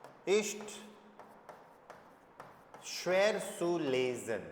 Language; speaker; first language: German; non-native, fluent; Hindi